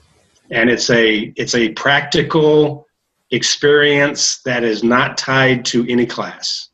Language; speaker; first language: English; native; English